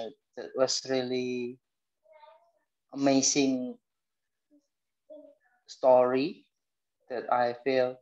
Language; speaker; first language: English; non-native, learner; Indonesian